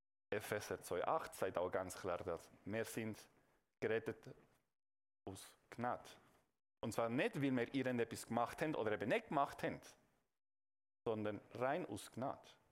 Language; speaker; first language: German; non-native, fluent; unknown